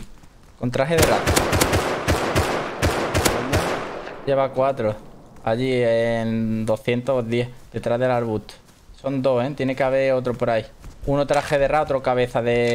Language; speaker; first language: Spanish; native; Spanish